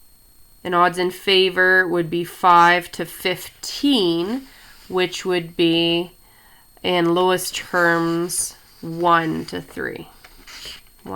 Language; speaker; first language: English; native; English